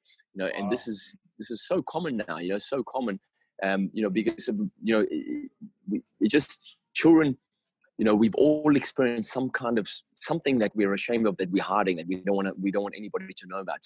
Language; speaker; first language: English; native; English